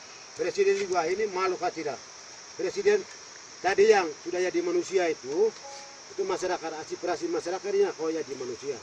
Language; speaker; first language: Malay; non-native, local second language; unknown